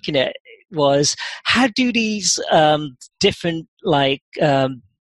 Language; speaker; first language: English; native; English